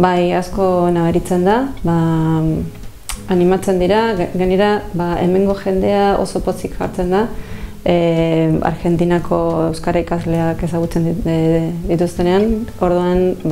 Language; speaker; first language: Basque; non-native, fluent; Spanish